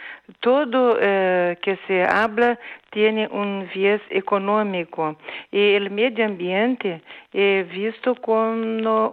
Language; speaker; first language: Spanish; non-native, fluent; Portuguese